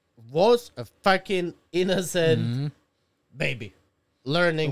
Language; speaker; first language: English; non-native, fluent; Slovak